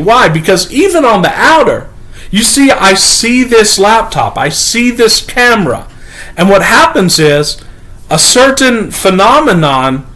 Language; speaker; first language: English; native; English